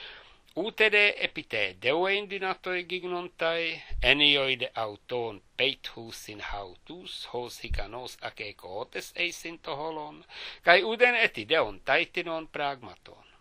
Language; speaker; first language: Greek; non-native, fluent; English